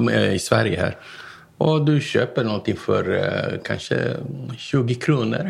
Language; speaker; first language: Swedish; non-native, fluent; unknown